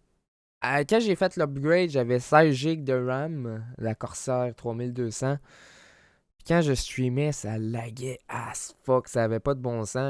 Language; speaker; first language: French; native; French